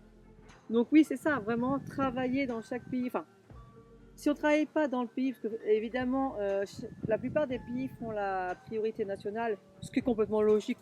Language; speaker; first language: French; native; French